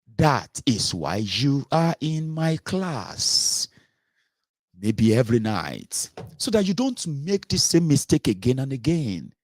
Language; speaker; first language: English; non-native, local second language; Yoruba